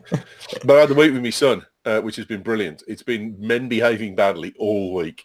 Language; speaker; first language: English; native; English